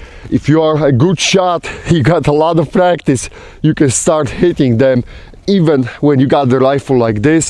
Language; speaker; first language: English; non-native, fluent; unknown